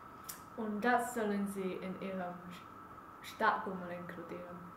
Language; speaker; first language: German; non-native, learner; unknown